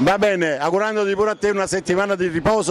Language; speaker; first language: Italian; native; Italian